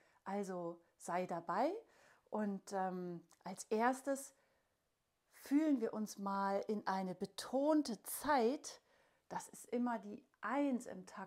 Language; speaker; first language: German; native; German